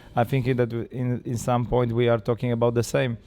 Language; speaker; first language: English; non-native, learner; Polish